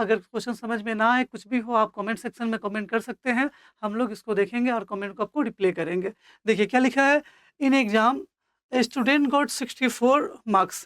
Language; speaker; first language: Hindi; non-native, local second language; Assamese